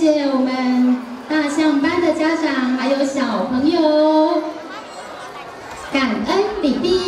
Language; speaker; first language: Chinese; native; Chinese